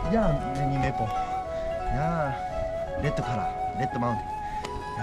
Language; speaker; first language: English; non-native, learner; Japanese